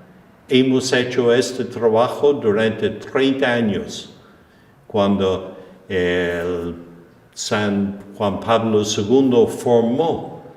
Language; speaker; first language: Spanish; non-native, fluent; English